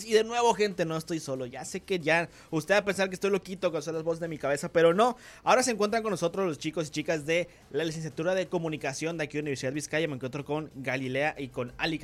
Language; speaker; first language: Spanish; native; Spanish